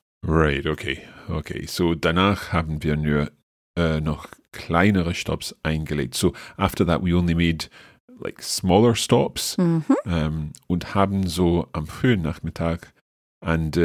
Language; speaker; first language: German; non-native, fluent; English